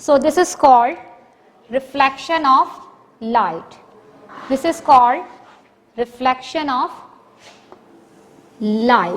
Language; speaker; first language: English; non-native, local second language; Urdu